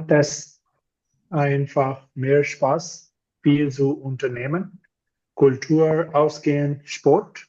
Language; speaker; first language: German; non-native, learner; Urdu